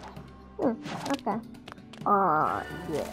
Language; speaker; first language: Polish; early bilingual, heritage; Polish